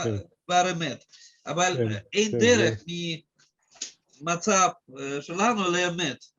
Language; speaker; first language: Hebrew; non-native, fluent; Russian